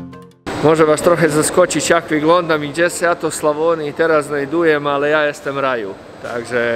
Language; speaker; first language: Polish; non-native, fluent; Croatian